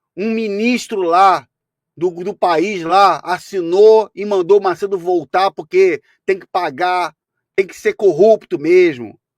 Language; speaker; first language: Portuguese; native; Portuguese